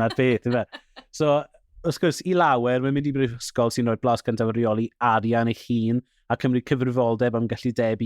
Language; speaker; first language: Welsh; native; Welsh